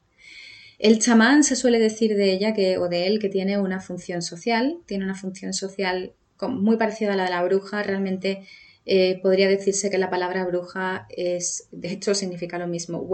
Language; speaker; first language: Spanish; native; Spanish